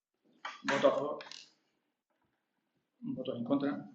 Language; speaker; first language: Spanish; native; Spanish